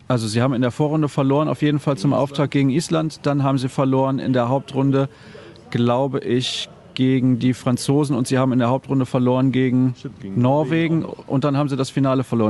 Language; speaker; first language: German; native; German